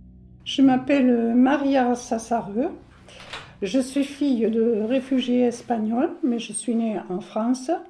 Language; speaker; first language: French; early bilingual, other home language; Spanish